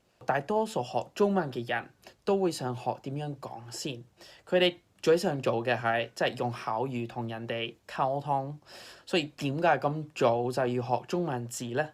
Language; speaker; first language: Cantonese; non-native, fluent; English